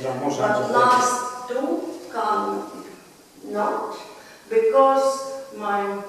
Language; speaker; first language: English; non-native, learner; Latvian